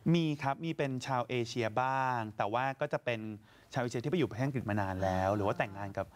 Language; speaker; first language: Thai; native; Thai